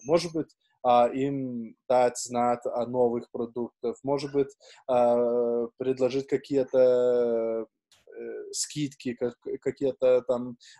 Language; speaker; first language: Russian; non-native, fluent; Lithuanian